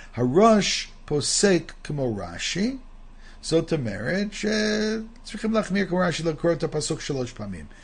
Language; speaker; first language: Hebrew; non-native, fluent; English